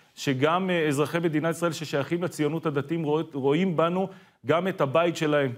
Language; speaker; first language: Hebrew; native; Hebrew